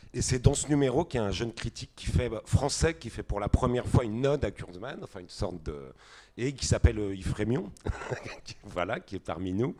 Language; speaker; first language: French; native; French